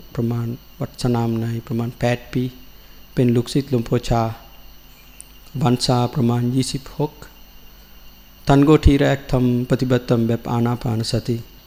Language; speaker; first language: Thai; non-native, learner; Sinhala